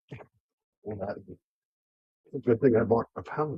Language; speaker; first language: English; native; English